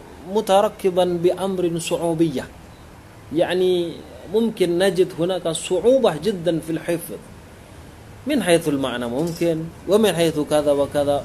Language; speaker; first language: Arabic; non-native, fluent; Indonesian